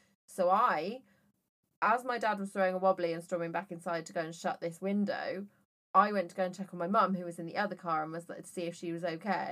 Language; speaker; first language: English; native; English